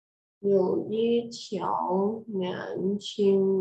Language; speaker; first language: Chinese; non-native, learner; Thai